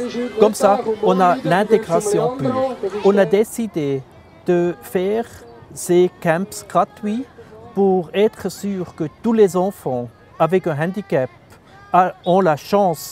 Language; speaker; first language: French; non-native, fluent; German